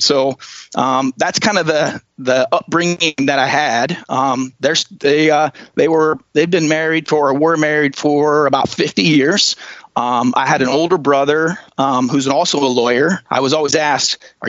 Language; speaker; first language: English; native; English